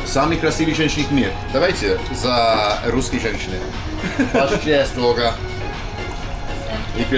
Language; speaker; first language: Russian; non-native, learner; English